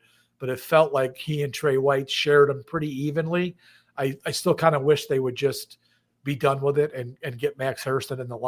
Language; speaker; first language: English; native; English